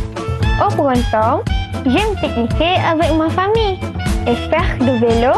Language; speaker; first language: French; non-native, learner; Malay